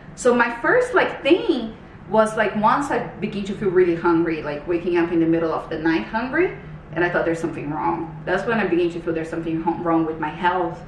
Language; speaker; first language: English; non-native, fluent; Portuguese